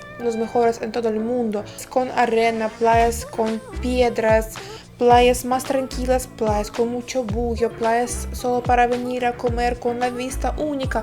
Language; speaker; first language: Spanish; non-native, fluent; Ukrainian